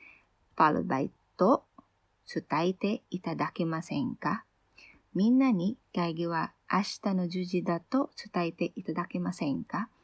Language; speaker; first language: Japanese; non-native, fluent; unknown